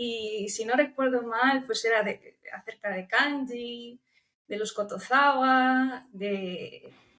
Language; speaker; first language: Spanish; early bilingual, other home language; Romanian